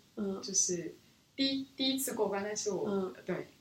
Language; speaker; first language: Chinese; early bilingual, other home language; Korean